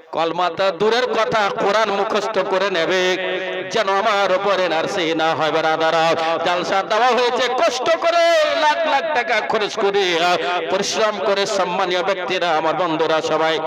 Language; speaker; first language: Bangla; non-native, local second language; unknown